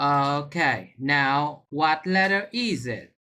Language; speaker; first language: English; non-native, fluent; Vietnamese